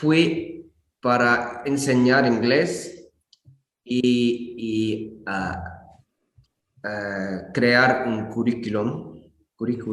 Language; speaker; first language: Spanish; non-native, learner; English